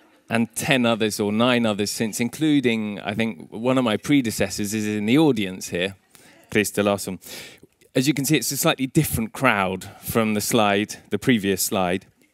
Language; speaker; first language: English; native; English